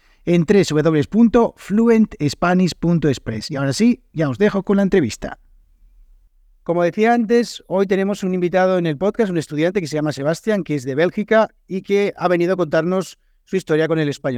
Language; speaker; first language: Spanish; native; Spanish